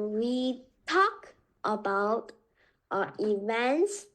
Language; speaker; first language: English; non-native, learner; Korean